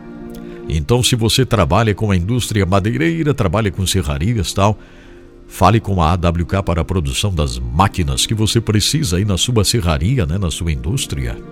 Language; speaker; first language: Portuguese; native; Portuguese